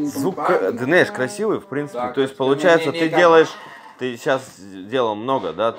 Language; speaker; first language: Russian; native; Russian